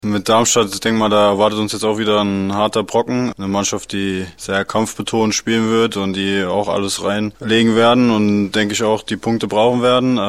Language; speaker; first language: German; native; German